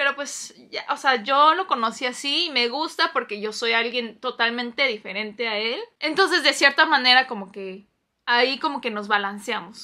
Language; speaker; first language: Spanish; non-native, fluent; Korean